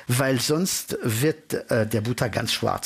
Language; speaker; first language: German; early bilingual, heritage; French